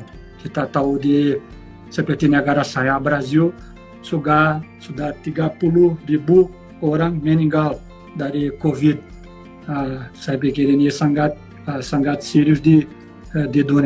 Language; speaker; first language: Indonesian; non-native, fluent; Portuguese